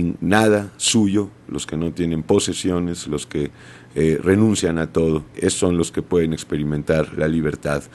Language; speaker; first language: Spanish; native; Spanish